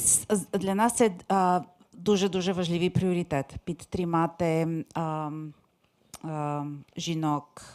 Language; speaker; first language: Ukrainian; non-native, fluent; English